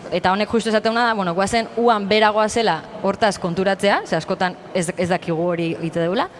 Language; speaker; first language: Basque; native; Basque